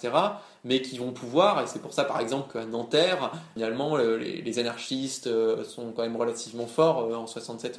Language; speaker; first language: French; native; French